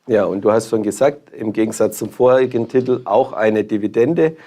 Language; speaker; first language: German; native; German